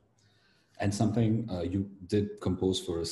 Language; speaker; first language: English; non-native, local second language; Tamil